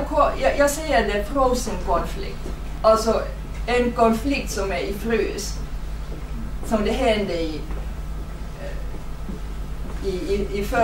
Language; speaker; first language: Swedish; non-native, fluent; Finnish